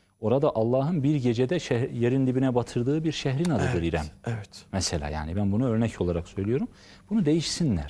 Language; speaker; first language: Turkish; native; Turkish